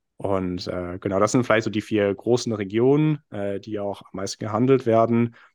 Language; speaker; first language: German; non-native, fluent; English